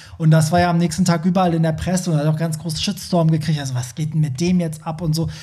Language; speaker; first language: German; native; German